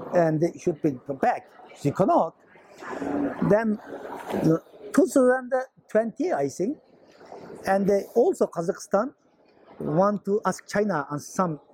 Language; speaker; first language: English; non-native, learner; Chinese